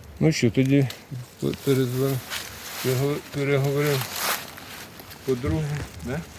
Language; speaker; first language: Ukrainian; native; Ukrainian